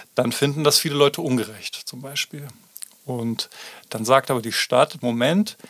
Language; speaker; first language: German; native; German